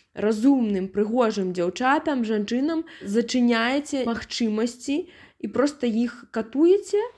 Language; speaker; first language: Belarusian; non-native, local second language; Russian